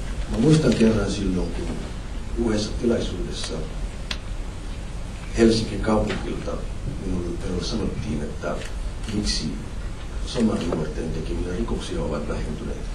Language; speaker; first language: Finnish; non-native, fluent; Somali